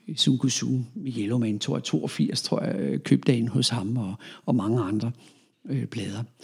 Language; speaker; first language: Danish; native; Danish